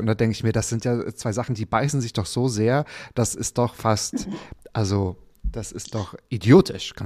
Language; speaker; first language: German; native; German